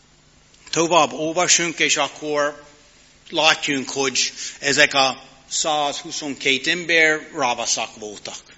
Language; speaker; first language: Hungarian; non-native, learner; English